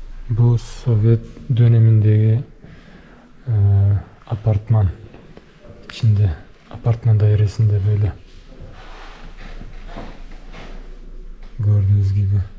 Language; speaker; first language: Turkish; non-native, learner; Bashkir